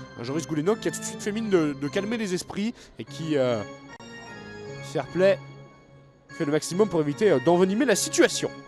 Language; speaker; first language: French; native; French